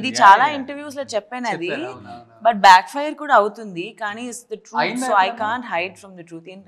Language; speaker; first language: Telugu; non-native, fluent; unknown